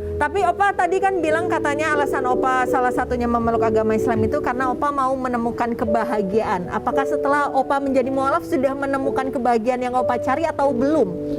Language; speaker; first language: Indonesian; native; Indonesian